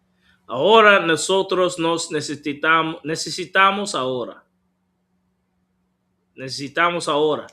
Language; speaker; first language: Spanish; non-native, learner; English